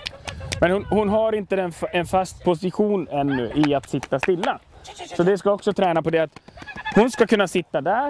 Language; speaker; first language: Swedish; native; Swedish